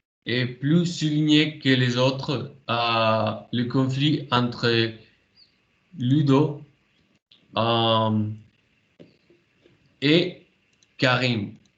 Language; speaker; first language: French; non-native, fluent; Spanish